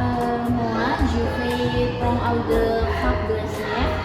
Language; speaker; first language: French; non-native, learner; Indonesian